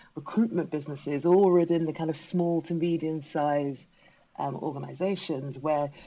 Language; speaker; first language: English; native; English